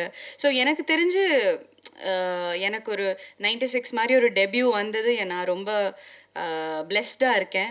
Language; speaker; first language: Tamil; non-native, local second language; Malayalam